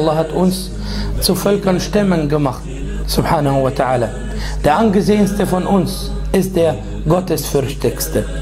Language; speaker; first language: German; non-native, fluent; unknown